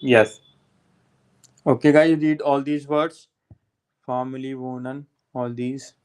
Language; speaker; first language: English; non-native, local second language; Hindi